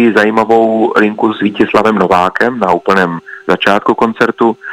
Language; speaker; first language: Czech; native; Czech